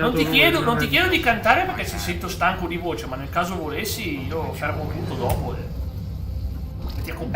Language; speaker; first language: Italian; native; Italian